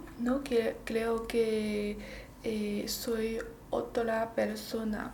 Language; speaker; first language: Spanish; non-native, learner; Chinese